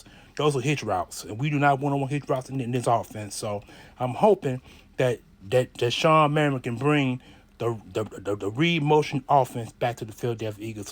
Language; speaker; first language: English; native; English